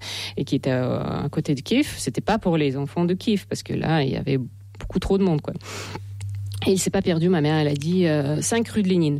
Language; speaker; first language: French; non-native, fluent; Russian